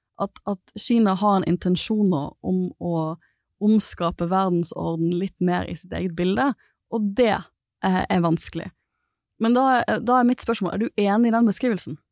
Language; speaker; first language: Norwegian; native; Norwegian